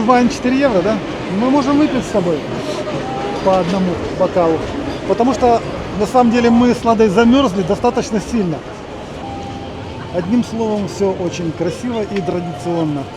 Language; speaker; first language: Russian; native; Russian